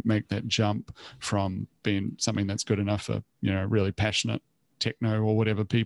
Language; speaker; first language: English; native; English